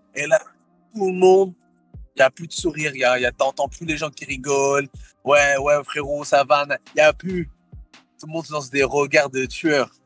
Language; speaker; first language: French; early bilingual, other home language; Thai